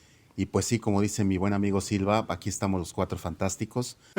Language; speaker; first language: Spanish; native; Spanish